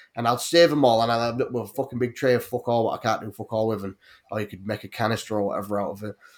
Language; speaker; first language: English; native; English